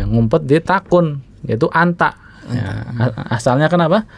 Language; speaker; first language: Indonesian; native; Indonesian